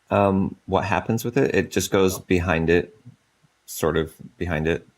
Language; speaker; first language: English; native; English